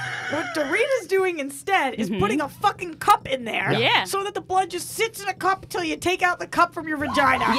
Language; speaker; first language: English; native; English